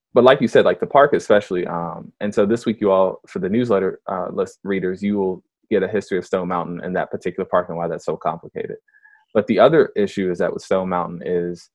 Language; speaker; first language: English; native; English